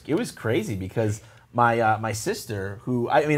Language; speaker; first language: English; native; English